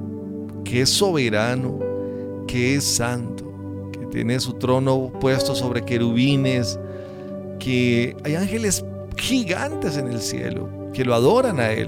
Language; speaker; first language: Spanish; native; Spanish